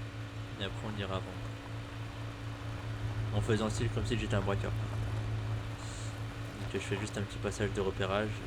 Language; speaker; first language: French; native; French